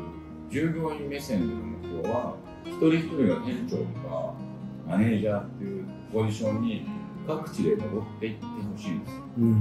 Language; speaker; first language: Japanese; native; Japanese